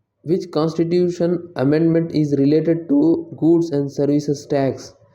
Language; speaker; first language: English; non-native, local second language; Tamil